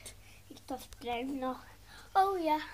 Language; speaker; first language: Polish; early bilingual, heritage; Dutch